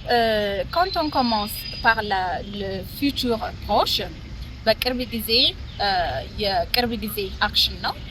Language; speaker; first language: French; non-native, fluent; Amharic